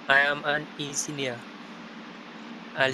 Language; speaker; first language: English; non-native, learner; Vietnamese